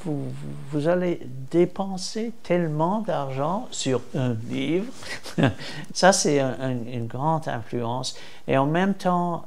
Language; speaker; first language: French; non-native, fluent; English